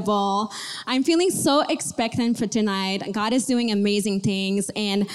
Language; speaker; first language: English; native; English